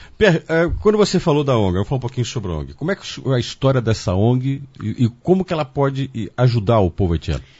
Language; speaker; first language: Portuguese; native; Portuguese